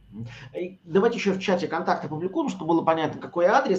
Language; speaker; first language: Russian; native; Russian